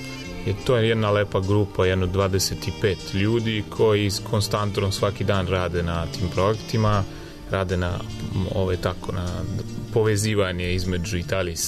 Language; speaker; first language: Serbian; non-native, fluent; Italian